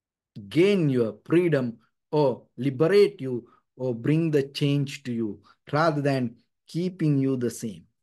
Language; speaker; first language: English; non-native, fluent; Sinhala